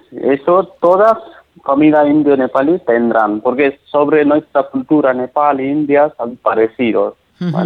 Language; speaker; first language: Spanish; non-native, learner; Nepali